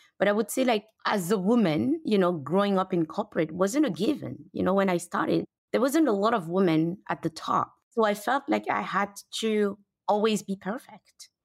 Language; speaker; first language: English; non-native, fluent; French